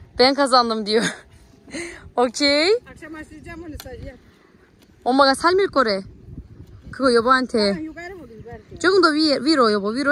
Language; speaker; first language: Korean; non-native, fluent; Turkish